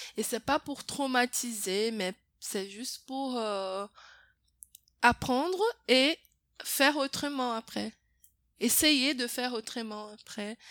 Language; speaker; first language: French; non-native, fluent; Portuguese